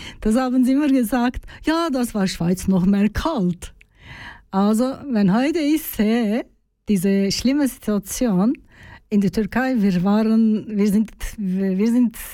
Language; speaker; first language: German; non-native, learner; Turkish